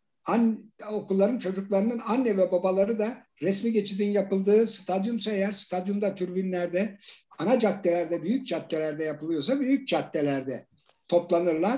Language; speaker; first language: Turkish; native; Turkish